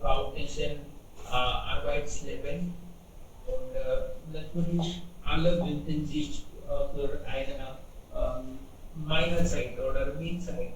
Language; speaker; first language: German; non-native, learner; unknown